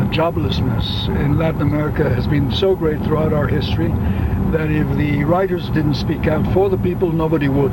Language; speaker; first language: English; early bilingual, other home language; Spanish